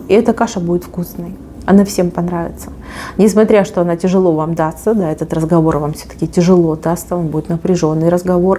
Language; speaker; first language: Russian; native; Russian